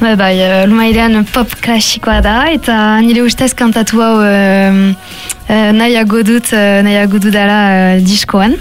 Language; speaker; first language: Basque; non-native, local second language; French